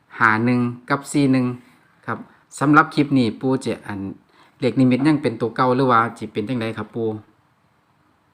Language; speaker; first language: Thai; non-native, local second language; Lao